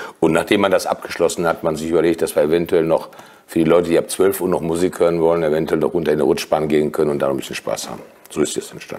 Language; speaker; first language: German; native; German